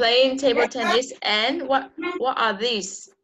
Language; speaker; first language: English; non-native, learner; Vietnamese